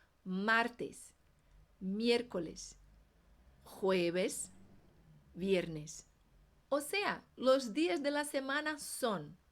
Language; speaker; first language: Spanish; non-native, fluent; Portuguese